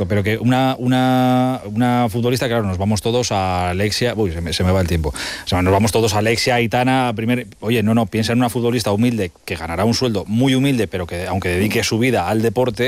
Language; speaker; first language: Spanish; native; Spanish